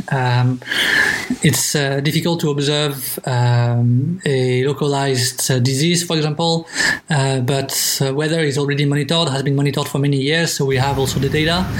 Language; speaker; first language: English; non-native, fluent; French